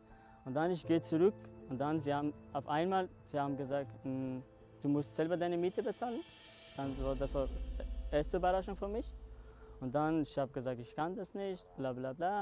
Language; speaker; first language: German; non-native, learner; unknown